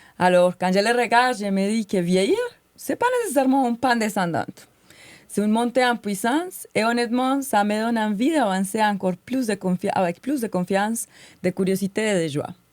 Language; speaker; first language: French; non-native, fluent; Spanish